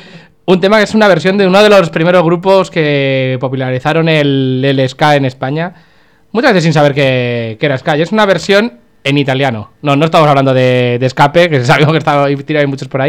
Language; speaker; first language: Spanish; native; Spanish